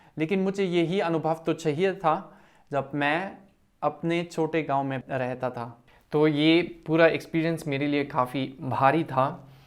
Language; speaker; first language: Hindi; non-native, fluent; German